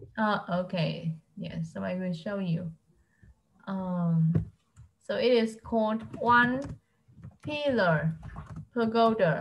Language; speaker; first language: English; non-native, fluent; Vietnamese